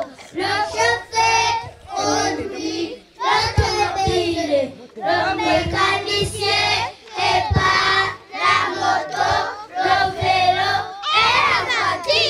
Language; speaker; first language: French; non-native, learner; Kinyarwanda